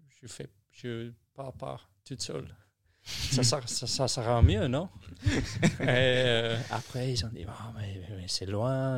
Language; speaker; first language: French; non-native, learner; English